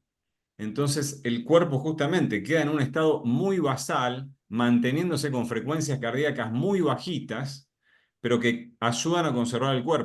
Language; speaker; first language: Spanish; native; Spanish